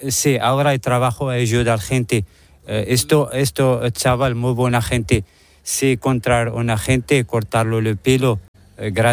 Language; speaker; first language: Spanish; non-native, learner; Arabic